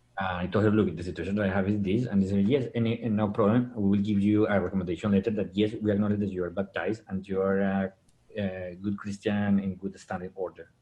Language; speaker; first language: English; non-native, fluent; Spanish